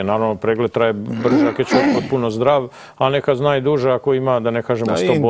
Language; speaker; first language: Croatian; native; Croatian